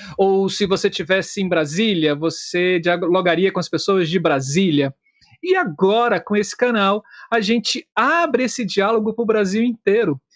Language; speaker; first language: Portuguese; native; Portuguese